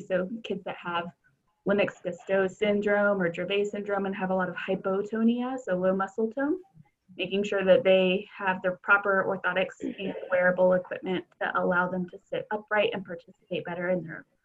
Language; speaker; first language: English; native; English